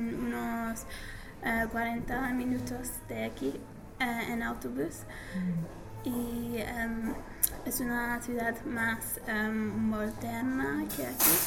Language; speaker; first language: Spanish; non-native, learner; English